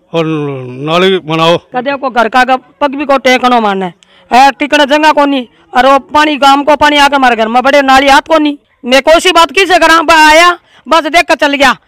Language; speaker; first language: Hindi; native; Hindi